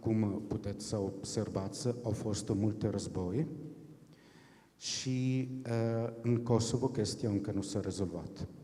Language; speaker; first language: Romanian; non-native, fluent; Italian